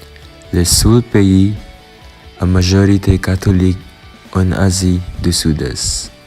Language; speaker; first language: French; non-native, learner; Filipino